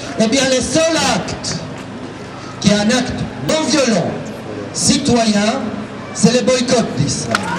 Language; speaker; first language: French; non-native, fluent; Hebrew